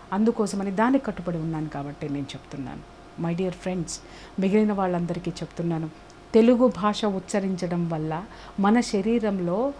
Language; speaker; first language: Telugu; native; Telugu